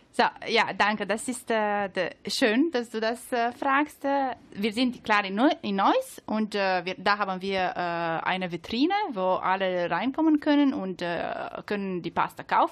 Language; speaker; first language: German; non-native, learner; Italian